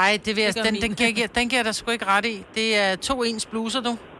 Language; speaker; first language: Danish; native; Danish